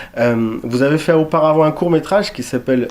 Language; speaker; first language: French; native; French